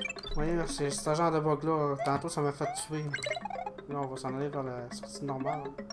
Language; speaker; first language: French; native; French